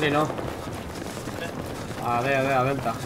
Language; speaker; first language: Spanish; native; Spanish